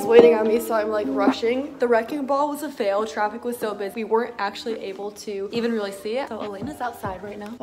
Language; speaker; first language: English; native; English